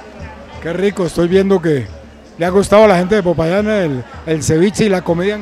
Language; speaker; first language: Spanish; native; Spanish